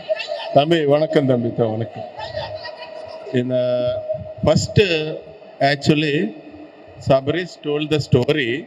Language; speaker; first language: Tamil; non-native, learner; Telugu